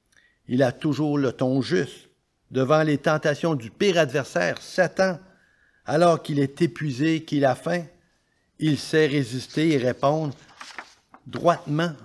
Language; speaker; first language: French; native; French